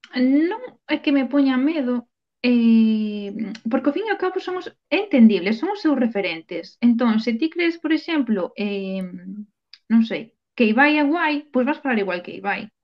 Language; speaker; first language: Galician; non-native, local second language; Spanish